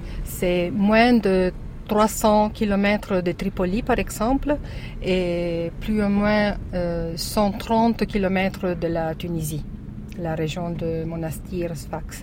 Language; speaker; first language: French; non-native, learner; Italian